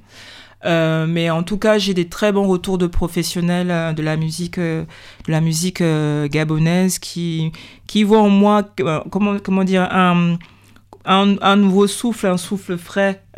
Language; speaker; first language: French; native; French